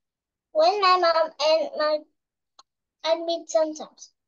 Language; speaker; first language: English; non-native, learner; Vietnamese